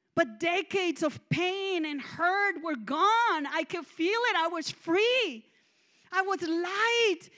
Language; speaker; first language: English; non-native, fluent; Spanish